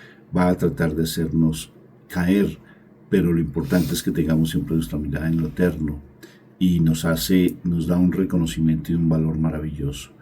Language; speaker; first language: Spanish; native; Spanish